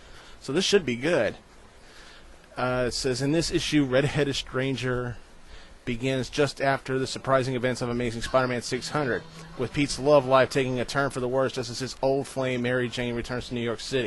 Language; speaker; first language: English; native; English